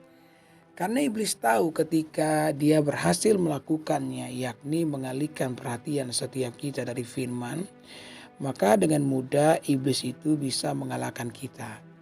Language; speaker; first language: Indonesian; native; Indonesian